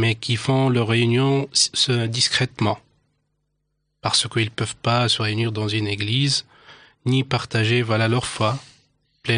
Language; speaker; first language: French; non-native, local second language; Arabic